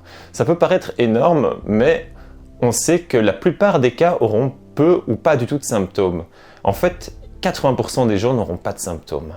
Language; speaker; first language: French; native; French